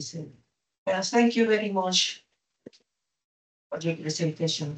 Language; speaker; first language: English; non-native, learner; Spanish